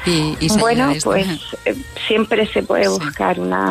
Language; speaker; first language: Spanish; native; Spanish